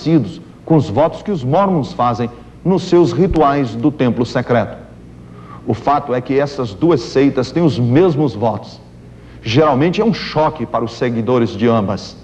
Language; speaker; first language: Portuguese; native; Portuguese